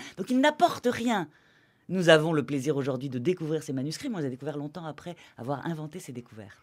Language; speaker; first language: French; native; French